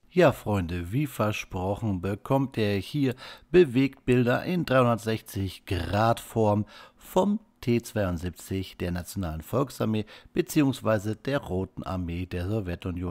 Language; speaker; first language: German; native; German